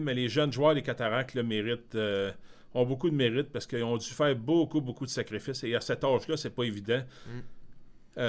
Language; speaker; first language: French; native; French